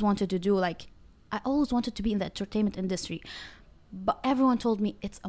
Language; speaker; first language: English; non-native, fluent; Arabic